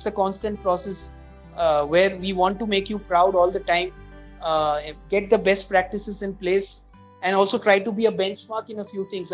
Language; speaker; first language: English; non-native, local second language; Bangla